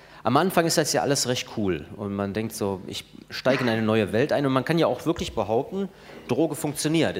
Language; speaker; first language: German; native; German